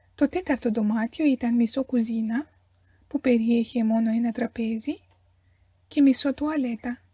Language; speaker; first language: Greek; non-native, fluent; Romanian